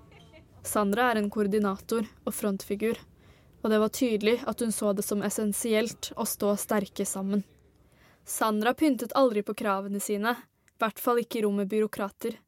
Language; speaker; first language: Norwegian; native; Norwegian